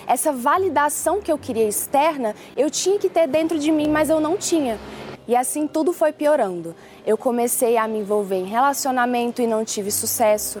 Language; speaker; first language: Portuguese; early bilingual, other home language; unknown